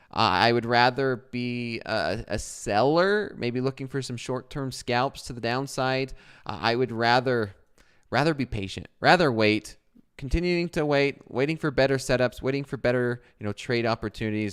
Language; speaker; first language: English; native; English